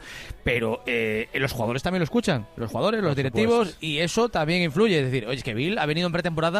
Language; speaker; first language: Spanish; native; Spanish